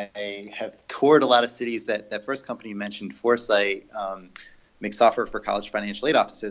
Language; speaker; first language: English; native; English